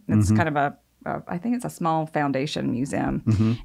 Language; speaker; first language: English; native; English